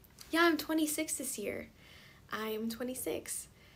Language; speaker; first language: English; early bilingual, other home language; Korean